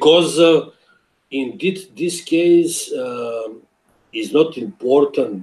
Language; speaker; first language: English; non-native, learner; Serbian